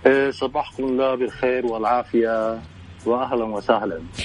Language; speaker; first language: Arabic; non-native, fluent; Japanese